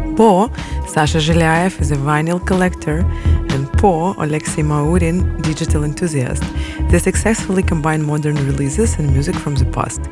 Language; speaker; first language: English; non-native, fluent; Ukrainian